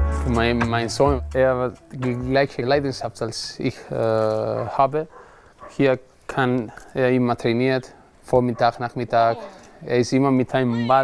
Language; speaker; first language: German; non-native, learner; Spanish